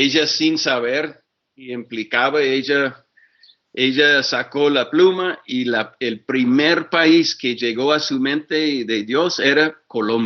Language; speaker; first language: Spanish; non-native, fluent; English